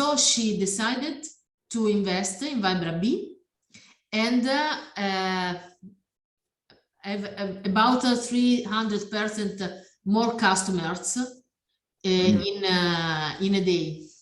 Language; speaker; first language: English; non-native, learner; Italian